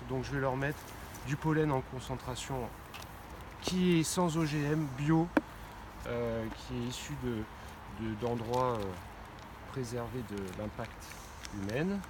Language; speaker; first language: French; native; French